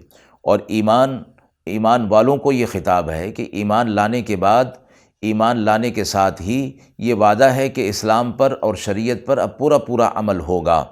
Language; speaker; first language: Urdu; native; Urdu